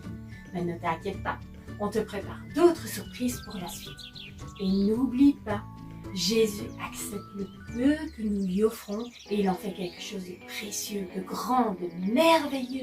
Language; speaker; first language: French; native; French